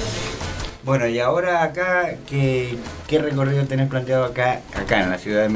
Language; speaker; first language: Spanish; native; Spanish